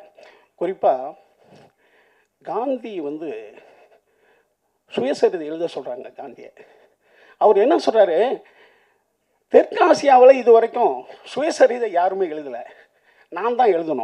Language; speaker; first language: Tamil; native; Tamil